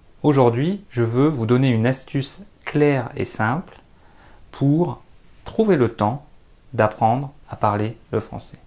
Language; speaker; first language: French; native; French